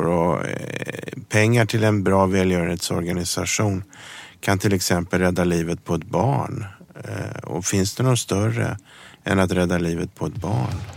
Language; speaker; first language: Swedish; early bilingual, other home language; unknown